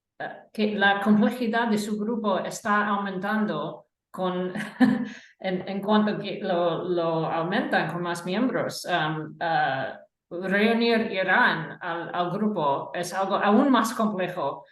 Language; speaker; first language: Spanish; non-native, fluent; English